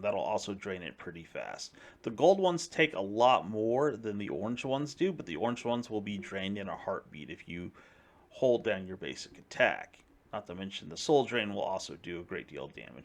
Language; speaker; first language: English; native; English